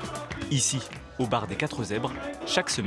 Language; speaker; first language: French; native; French